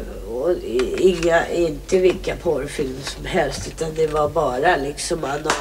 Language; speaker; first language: Swedish; native; Swedish